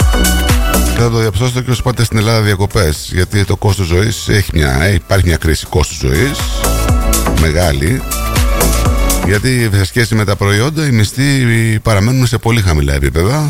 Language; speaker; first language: Greek; native; Greek